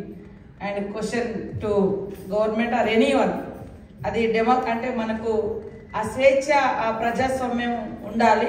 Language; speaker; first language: Telugu; native; Telugu